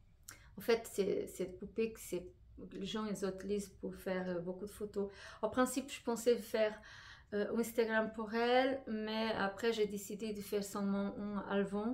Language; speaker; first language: French; non-native, fluent; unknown